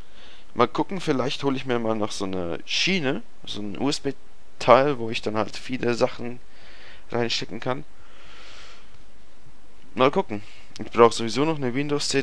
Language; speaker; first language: German; native; German